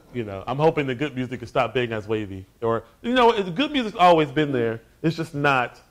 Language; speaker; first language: English; native; English